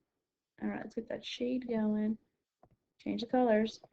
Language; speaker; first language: English; native; English